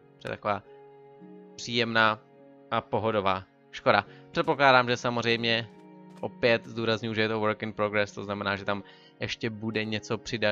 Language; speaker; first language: Czech; native; Czech